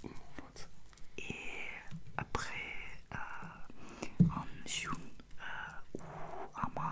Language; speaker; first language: French; non-native, learner; Russian